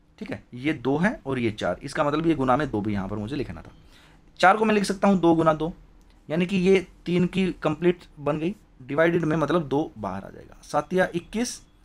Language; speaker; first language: Hindi; native; Hindi